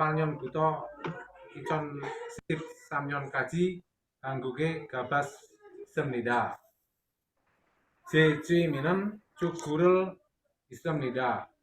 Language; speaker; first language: Korean; non-native, learner; Indonesian